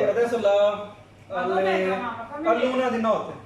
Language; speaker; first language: Italian; non-native, learner; Urdu